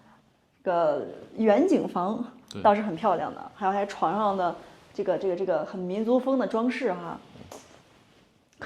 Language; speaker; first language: Chinese; native; Chinese